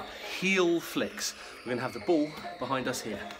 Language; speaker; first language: English; native; English